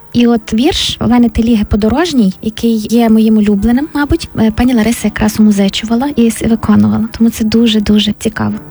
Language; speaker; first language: Ukrainian; native; Ukrainian